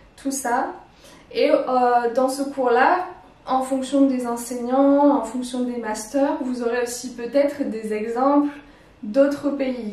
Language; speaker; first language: French; native; French